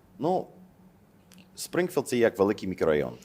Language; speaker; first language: Ukrainian; non-native, learner; English